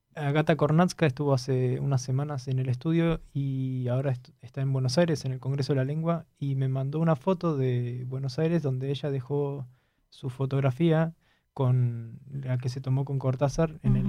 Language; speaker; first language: Spanish; native; Spanish